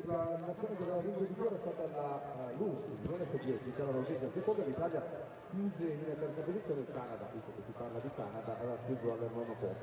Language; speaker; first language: Italian; native; Italian